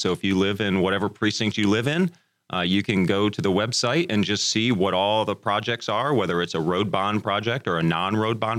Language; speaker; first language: English; native; English